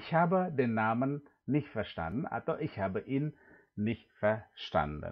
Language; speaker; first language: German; non-native, fluent; Indonesian